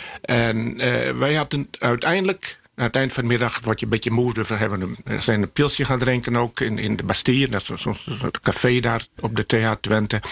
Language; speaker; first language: Dutch; native; Dutch